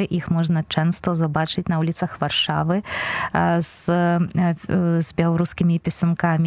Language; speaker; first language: Polish; non-native, fluent; Belarusian